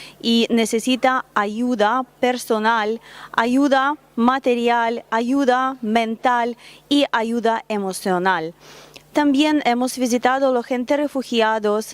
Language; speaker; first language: Spanish; non-native, learner; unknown